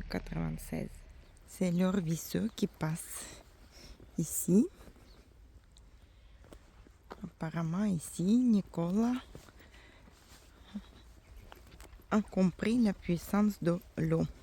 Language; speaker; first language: French; non-native, fluent; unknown